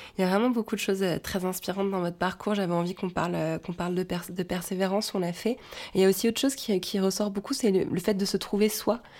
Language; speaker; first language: French; native; French